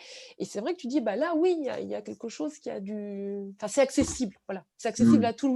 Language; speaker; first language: French; native; French